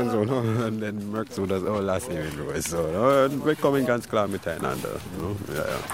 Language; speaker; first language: German; non-native, learner; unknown